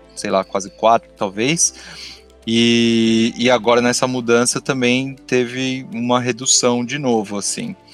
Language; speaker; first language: Portuguese; native; Portuguese